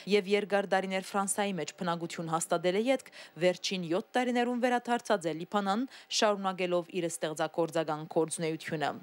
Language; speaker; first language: Armenian; early bilingual, heritage; Armenian